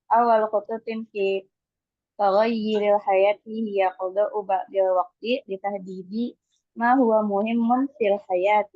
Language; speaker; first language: Arabic; non-native, learner; Indonesian